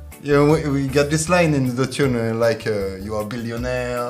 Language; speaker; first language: English; non-native, fluent; French